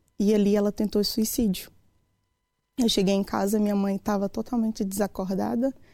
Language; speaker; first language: Portuguese; native; Portuguese